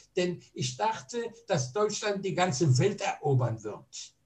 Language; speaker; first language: German; native; German